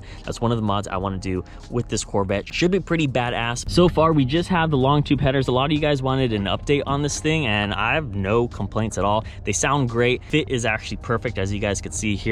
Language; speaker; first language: English; native; English